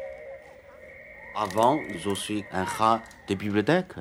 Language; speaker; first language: French; non-native, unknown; Chinese